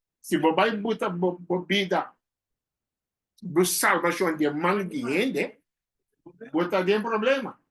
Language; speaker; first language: Portuguese; non-native, learner; Papiamento